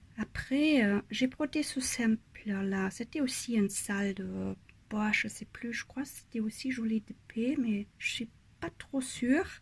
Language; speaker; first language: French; non-native, fluent; German